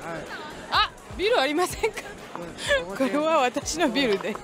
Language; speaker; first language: Japanese; non-native, learner; English